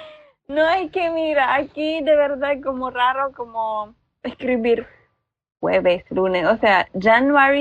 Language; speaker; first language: Spanish; non-native, learner; Filipino